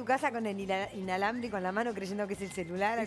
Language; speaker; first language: Spanish; native; Spanish